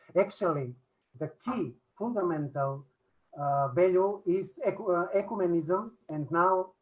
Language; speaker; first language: English; non-native, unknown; Macedonian